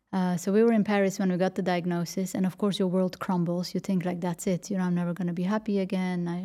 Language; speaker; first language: English; non-native, fluent; Dutch